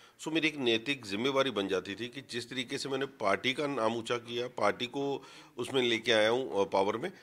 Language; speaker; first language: Hindi; non-native, local second language; Punjabi